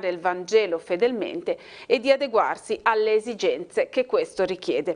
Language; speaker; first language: Italian; native; Italian